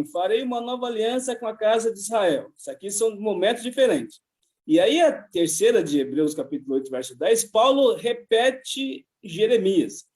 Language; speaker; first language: Portuguese; native; Portuguese